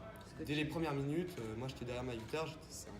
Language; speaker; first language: French; native; French